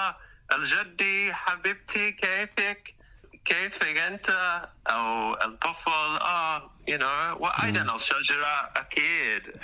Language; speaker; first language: Arabic; non-native, learner; English